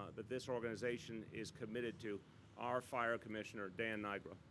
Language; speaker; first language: English; native; English